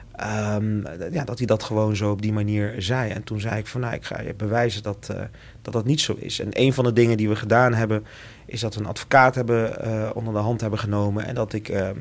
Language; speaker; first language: Dutch; early bilingual, other home language; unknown